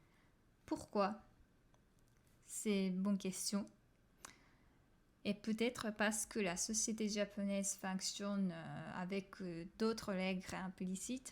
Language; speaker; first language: French; non-native, fluent; Japanese